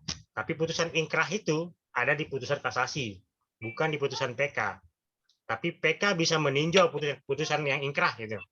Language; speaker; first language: Indonesian; native; Indonesian